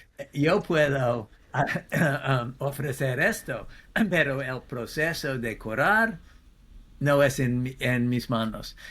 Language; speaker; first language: Spanish; non-native, fluent; English